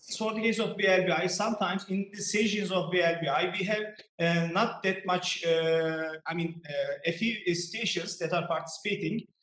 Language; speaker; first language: English; non-native, fluent; Turkish